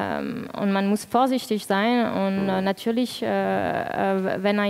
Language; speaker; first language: German; non-native, fluent; French